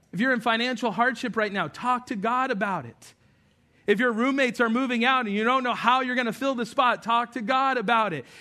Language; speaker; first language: English; native; English